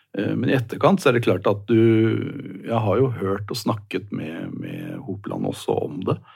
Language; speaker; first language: Norwegian; native; Norwegian